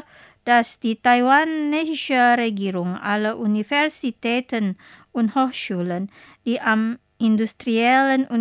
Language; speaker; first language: German; non-native, fluent; Indonesian